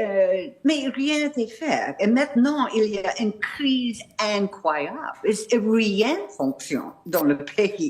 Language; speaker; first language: French; non-native, fluent; English